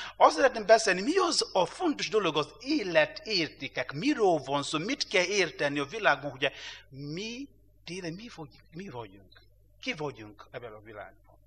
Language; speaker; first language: Hungarian; non-native, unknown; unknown